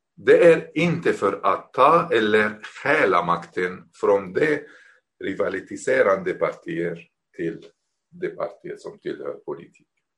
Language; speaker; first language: Swedish; non-native, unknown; Arabic